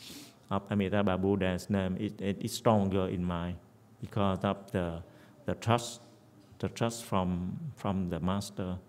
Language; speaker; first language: English; non-native, fluent; Vietnamese